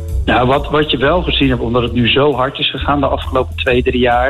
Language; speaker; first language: Dutch; native; Dutch